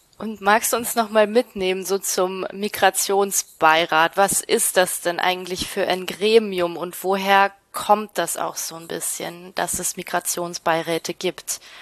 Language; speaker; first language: German; native; German